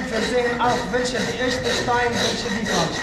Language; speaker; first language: German; non-native, learner; Arabic